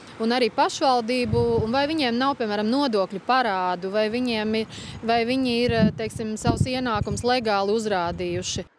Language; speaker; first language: Latvian; native; Latvian